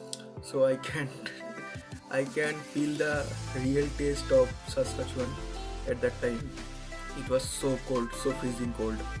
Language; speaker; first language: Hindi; non-native, local second language; Bangla